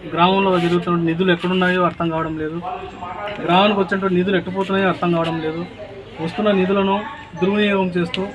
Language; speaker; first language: Telugu; native; Telugu